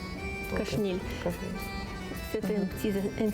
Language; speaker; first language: French; non-native, fluent; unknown